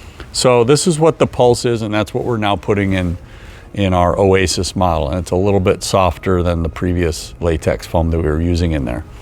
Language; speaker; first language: English; native; English